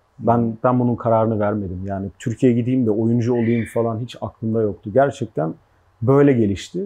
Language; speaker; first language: Turkish; early bilingual, heritage; Turkish